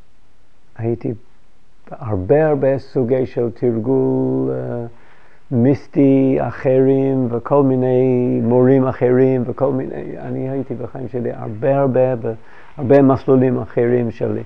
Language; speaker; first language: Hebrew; non-native, fluent; English